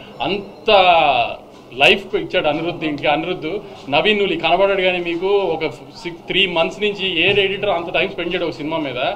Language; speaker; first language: Telugu; native; Telugu